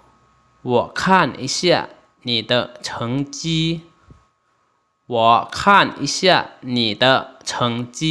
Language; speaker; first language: Chinese; non-native, fluent; Lao